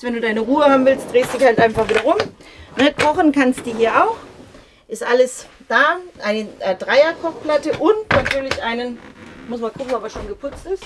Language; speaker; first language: German; native; German